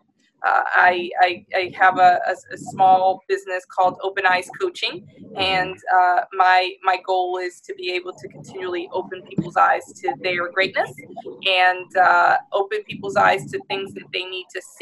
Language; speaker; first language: English; native; English